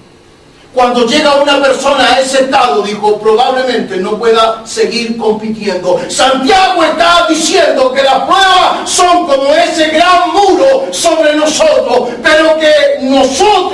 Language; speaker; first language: Spanish; native; Spanish